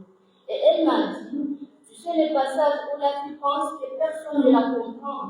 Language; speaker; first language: French; non-native, local second language; Comorian